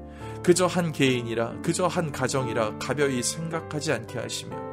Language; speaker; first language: Korean; native; Korean